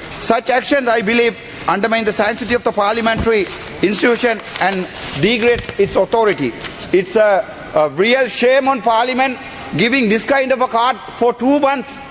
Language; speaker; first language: English; non-native, local second language; Tamil